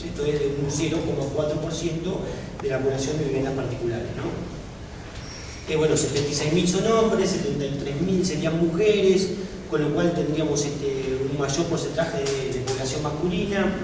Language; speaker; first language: Spanish; native; Spanish